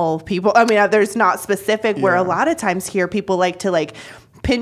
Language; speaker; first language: English; native; English